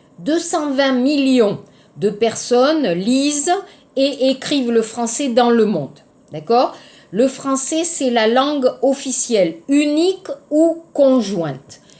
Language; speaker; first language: French; native; French